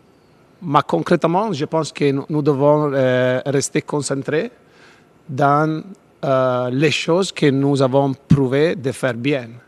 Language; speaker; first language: French; non-native, fluent; Italian